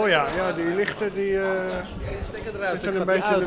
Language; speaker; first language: Dutch; native; Dutch